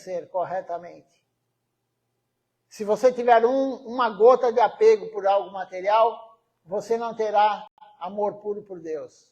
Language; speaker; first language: Portuguese; native; Portuguese